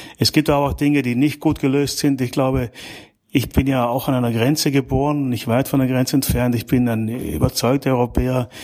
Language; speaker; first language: German; native; German